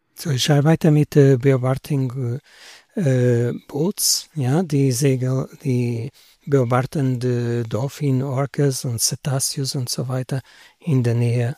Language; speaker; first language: German; non-native, learner; Portuguese